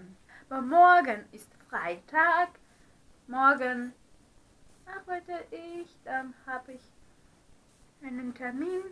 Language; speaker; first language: German; non-native, fluent; Russian